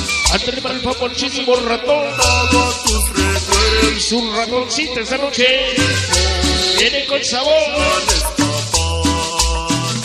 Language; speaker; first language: Spanish; native; Spanish